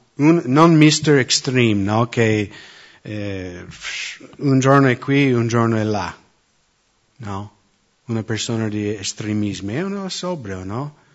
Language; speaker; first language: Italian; non-native, fluent; English